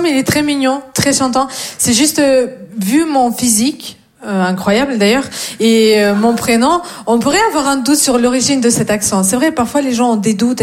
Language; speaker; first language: French; non-native, fluent; Russian